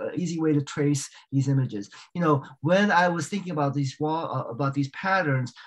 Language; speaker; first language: English; native; English